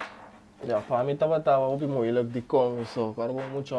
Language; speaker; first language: Dutch; non-native, local second language; Papiamento